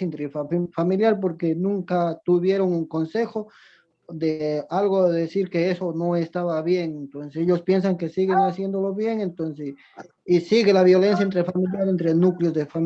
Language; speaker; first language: Spanish; native; Spanish